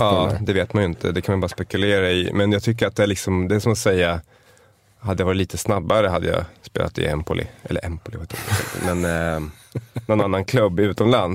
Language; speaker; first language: Swedish; native; Swedish